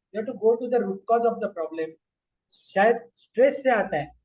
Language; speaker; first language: Hindi; non-native, local second language; Marathi